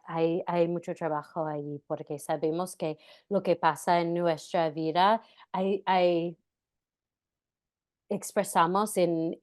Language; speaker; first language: Spanish; non-native, fluent; English